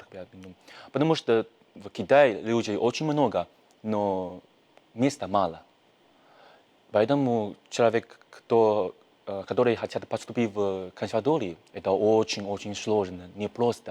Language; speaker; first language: Russian; non-native, learner; Chinese